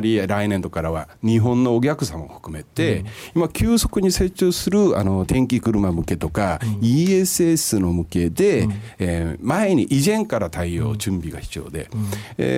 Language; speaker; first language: Japanese; non-native, fluent; Korean